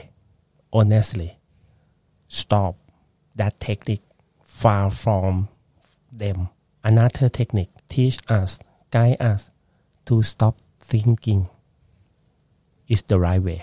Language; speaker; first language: English; non-native, learner; Thai